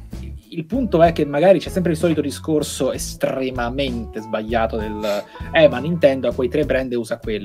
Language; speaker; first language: Italian; native; Italian